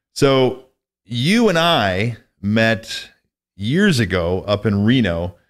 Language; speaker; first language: English; native; English